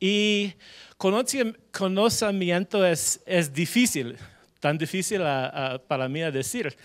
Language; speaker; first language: Spanish; non-native, fluent; English